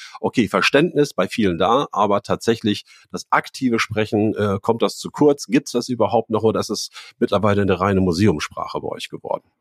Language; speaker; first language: German; native; German